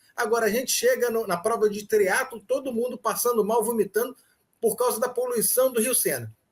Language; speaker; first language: Portuguese; native; Portuguese